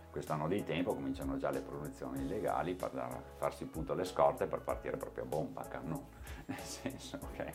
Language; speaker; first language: Italian; native; Italian